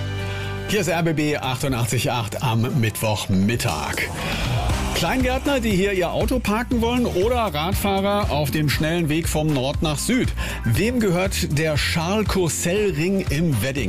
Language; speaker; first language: German; native; German